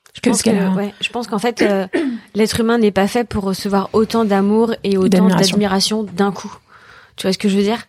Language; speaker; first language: French; native; French